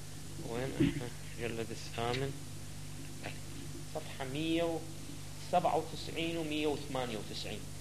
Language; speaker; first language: Arabic; native; Arabic